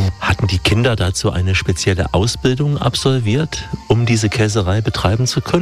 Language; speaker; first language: German; native; German